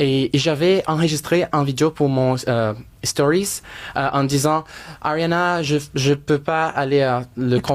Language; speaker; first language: French; non-native, fluent; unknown